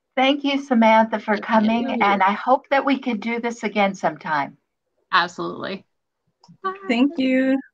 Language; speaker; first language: English; non-native, fluent; Hebrew